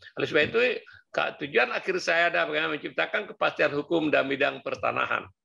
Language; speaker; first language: Indonesian; non-native, local second language; Achinese